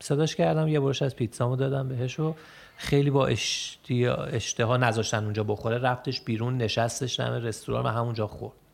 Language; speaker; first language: Persian; native; Persian